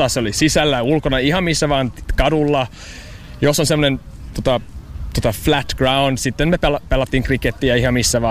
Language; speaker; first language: Finnish; non-native, learner; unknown